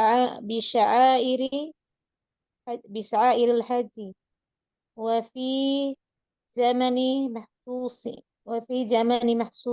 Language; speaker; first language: Arabic; non-native, learner; Indonesian